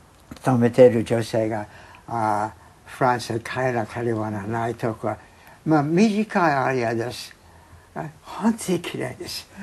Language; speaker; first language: Japanese; non-native, fluent; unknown